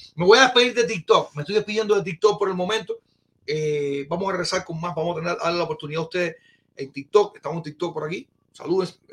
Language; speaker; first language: Spanish; native; Spanish